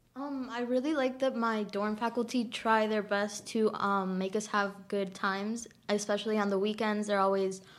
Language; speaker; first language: English; native; English